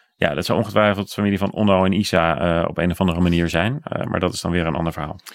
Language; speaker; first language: Dutch; native; Dutch